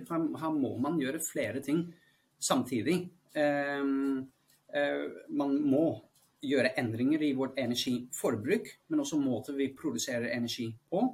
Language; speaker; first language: Norwegian; non-native, fluent; Dutch